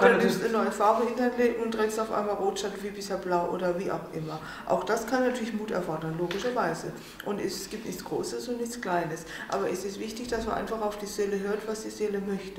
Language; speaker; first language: German; native; German